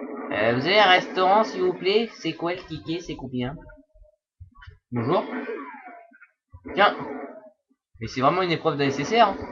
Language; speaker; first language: French; native; French